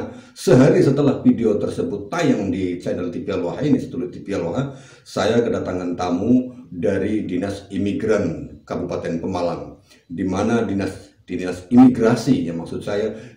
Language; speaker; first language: Indonesian; native; Indonesian